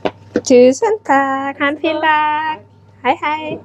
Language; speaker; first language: Norwegian; non-native, learner; Thai